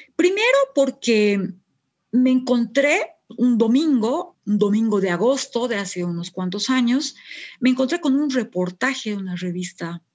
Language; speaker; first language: Spanish; native; Spanish